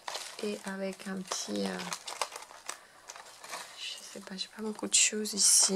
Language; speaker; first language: French; non-native, fluent; Spanish